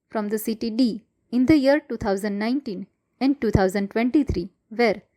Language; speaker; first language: English; non-native, local second language; Gujarati